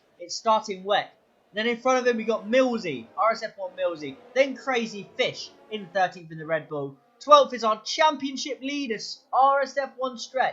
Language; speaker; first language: English; native; English